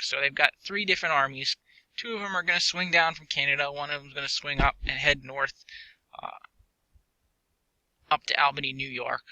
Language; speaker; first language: English; native; English